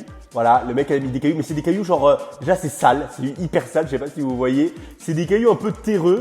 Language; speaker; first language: French; native; French